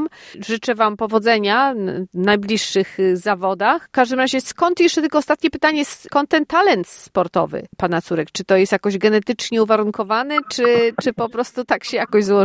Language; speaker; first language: Polish; native; Polish